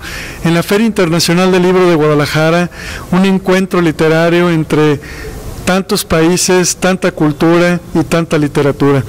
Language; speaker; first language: Spanish; native; Spanish